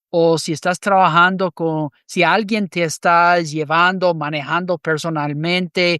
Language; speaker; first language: Spanish; non-native, fluent; English